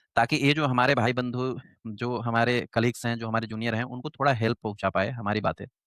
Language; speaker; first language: Hindi; native; Hindi